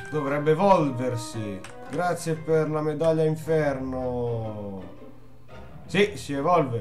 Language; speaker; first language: Italian; native; Italian